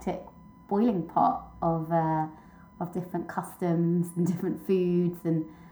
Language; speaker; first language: English; native; English